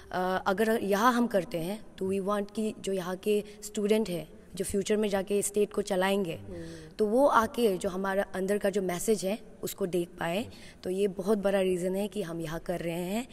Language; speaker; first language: Hindi; non-native, local second language; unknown